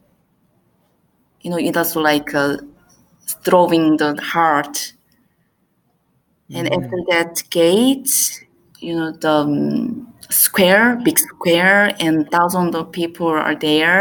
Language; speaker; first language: English; non-native, learner; Korean